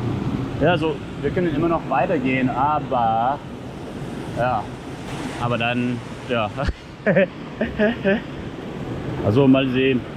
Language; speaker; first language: German; non-native, learner; English